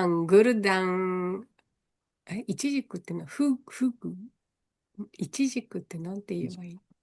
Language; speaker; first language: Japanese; native; Japanese